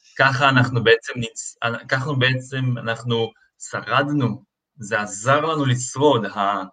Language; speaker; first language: Hebrew; early bilingual, other home language; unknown